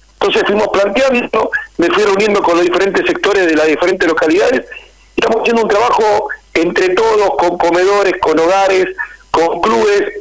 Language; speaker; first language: Spanish; native; Spanish